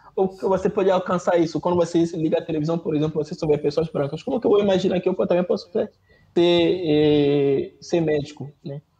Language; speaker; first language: Portuguese; non-native, fluent; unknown